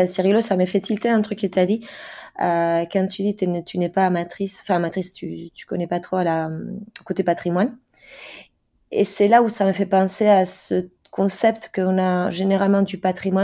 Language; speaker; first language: French; non-native, fluent; Spanish